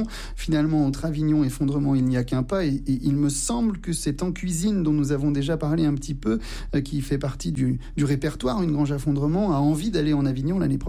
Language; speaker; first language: French; native; French